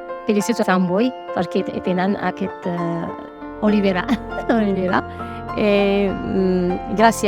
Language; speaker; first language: Catalan; non-native, learner; Spanish